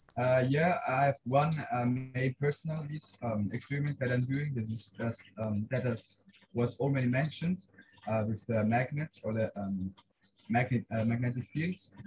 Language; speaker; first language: English; non-native, fluent; Swiss German